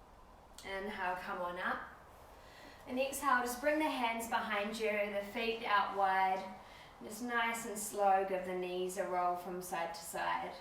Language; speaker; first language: English; native; English